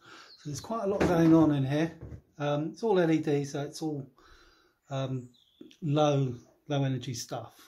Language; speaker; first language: English; native; English